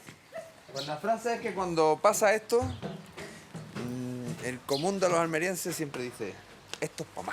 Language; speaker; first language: Spanish; native; Spanish